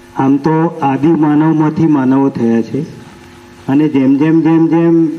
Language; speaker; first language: Gujarati; native; Gujarati